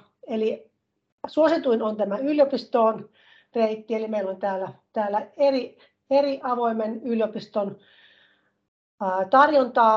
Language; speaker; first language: Finnish; native; Finnish